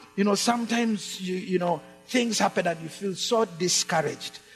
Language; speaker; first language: English; non-native, local second language; Ganda